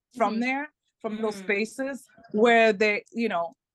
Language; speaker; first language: English; early bilingual, other home language; Spanish